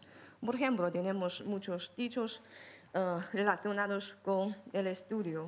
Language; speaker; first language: Spanish; non-native, fluent; Chinese